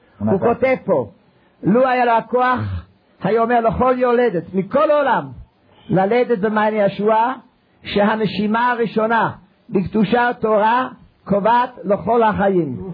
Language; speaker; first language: Hebrew; non-native, fluent; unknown